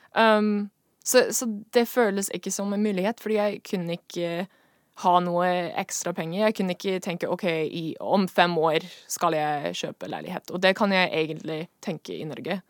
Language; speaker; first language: Norwegian; non-native, fluent; English